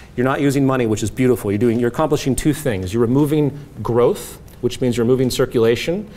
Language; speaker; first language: English; native; English